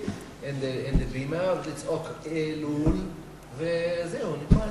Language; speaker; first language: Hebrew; non-native, fluent; English